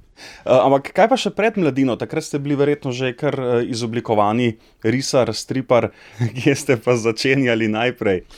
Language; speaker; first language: Slovenian; native; Slovenian